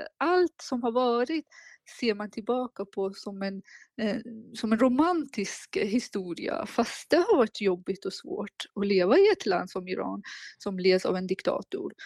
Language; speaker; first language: Swedish; non-native, fluent; Persian